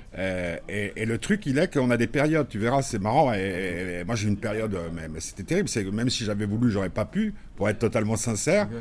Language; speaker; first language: French; native; French